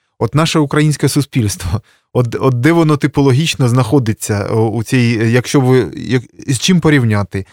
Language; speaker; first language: Ukrainian; native; Ukrainian